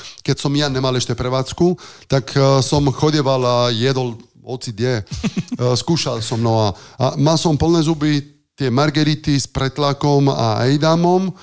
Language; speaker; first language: Slovak; non-native, fluent; Italian